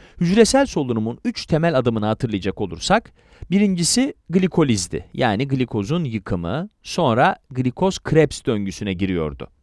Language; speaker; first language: Turkish; native; Turkish